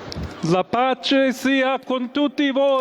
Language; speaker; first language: Italian; non-native, fluent; English